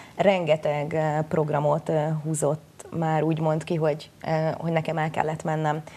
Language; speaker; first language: Hungarian; native; Hungarian